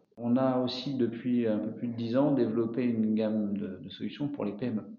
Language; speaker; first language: French; native; French